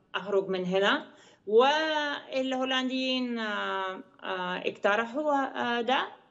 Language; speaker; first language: Arabic; non-native, learner; Dutch